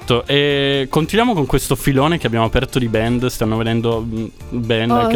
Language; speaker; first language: Italian; native; Italian